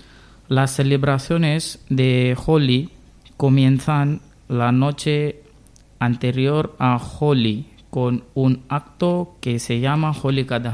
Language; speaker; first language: Spanish; non-native, learner; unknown